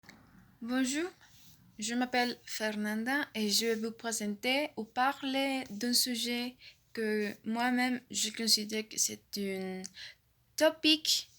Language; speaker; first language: French; non-native, learner; Spanish